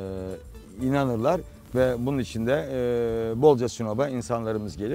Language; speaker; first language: Turkish; native; Turkish